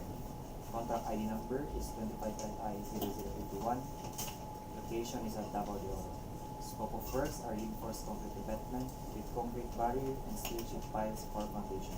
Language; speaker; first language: English; non-native, local second language; Cebuano